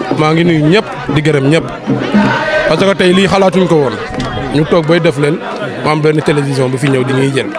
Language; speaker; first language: Wolof; non-native, local second language; Serer